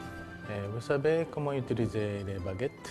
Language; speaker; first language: French; non-native, fluent; Japanese